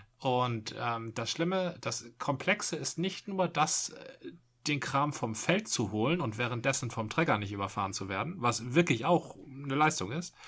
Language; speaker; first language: German; native; German